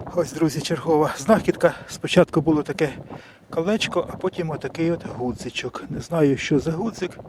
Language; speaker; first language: Ukrainian; non-native, local second language; Russian